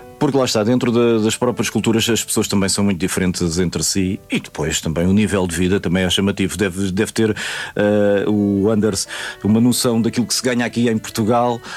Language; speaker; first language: Portuguese; native; Portuguese